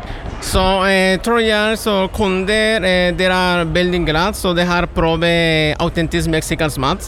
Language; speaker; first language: Norwegian; non-native, learner; Spanish